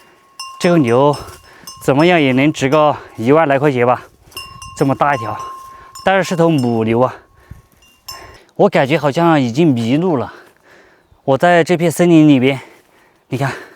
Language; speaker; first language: Chinese; native; Chinese